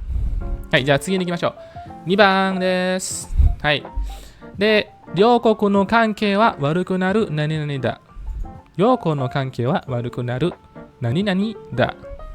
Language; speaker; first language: Japanese; non-native, fluent; Indonesian